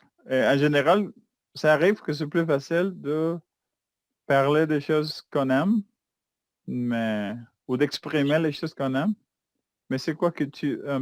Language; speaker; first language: French; non-native, fluent; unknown